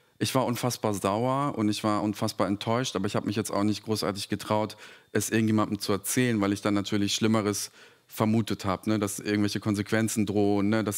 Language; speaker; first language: German; early bilingual, other home language; Serbian